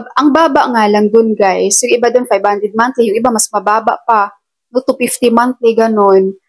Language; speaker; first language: Filipino; non-native, local second language; Cebuano